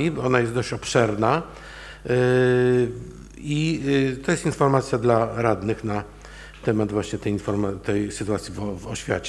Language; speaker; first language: Polish; native; Polish